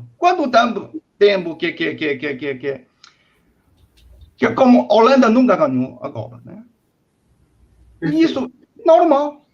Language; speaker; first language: Portuguese; non-native, fluent; Chinese